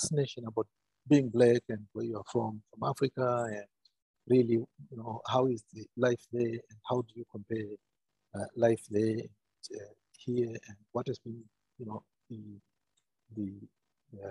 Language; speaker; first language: English; non-native, local second language; Shona